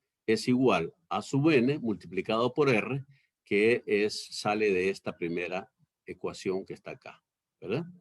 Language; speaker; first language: Spanish; native; Spanish